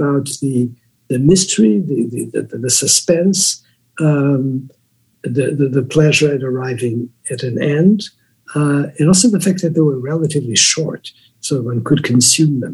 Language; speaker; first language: English; non-native, fluent; Portuguese